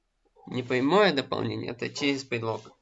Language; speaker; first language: Russian; native; Russian